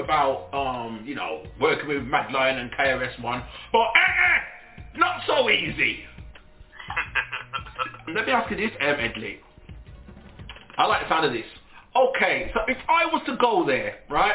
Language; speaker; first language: English; native; English